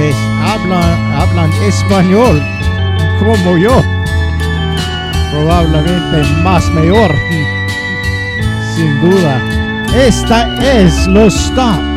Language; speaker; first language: Spanish; non-native, learner; English